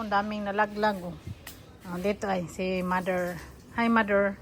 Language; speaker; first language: Filipino; non-native, local second language; Cebuano